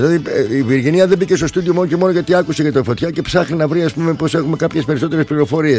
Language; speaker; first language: Greek; native; Greek